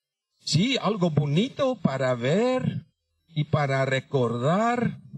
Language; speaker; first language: Spanish; non-native, fluent; Dutch